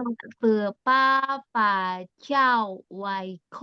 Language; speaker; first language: Chinese; non-native, learner; Indonesian